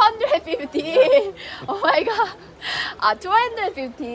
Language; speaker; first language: English; non-native, learner; Korean